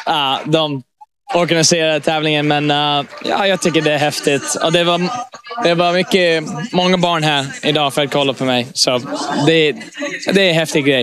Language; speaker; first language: Swedish; early bilingual, heritage; English